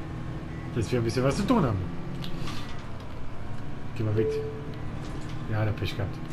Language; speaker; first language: German; native; German